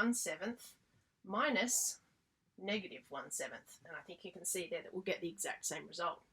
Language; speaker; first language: English; native; English